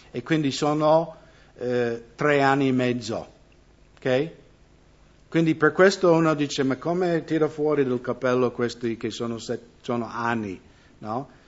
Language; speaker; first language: Italian; non-native, fluent; English